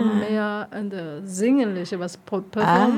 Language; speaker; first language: German; non-native, learner; Vietnamese